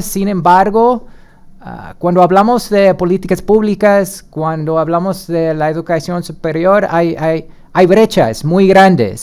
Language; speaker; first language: Spanish; early bilingual, heritage; Spanish